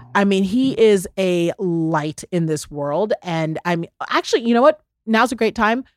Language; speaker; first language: English; early bilingual, other home language; Akan